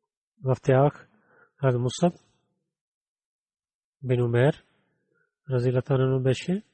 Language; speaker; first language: Bulgarian; non-native, learner; Urdu